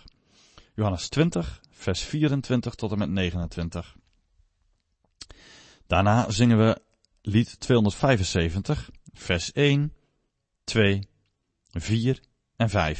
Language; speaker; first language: Dutch; native; Dutch